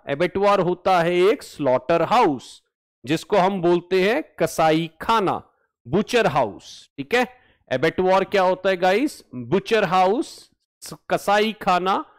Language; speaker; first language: Hindi; native; Hindi